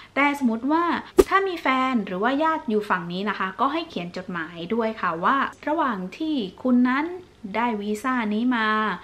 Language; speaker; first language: Thai; native; Thai